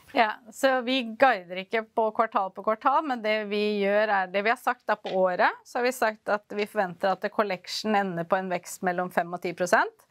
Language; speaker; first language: Norwegian; native; Norwegian